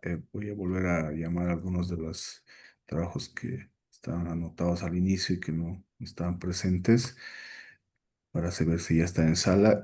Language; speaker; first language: Spanish; native; Spanish